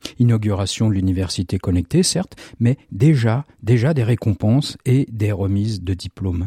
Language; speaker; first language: French; native; French